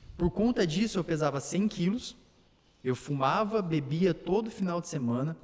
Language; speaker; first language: Portuguese; early bilingual, other home language; Slovak